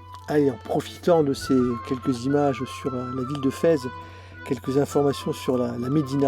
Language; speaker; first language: French; native; French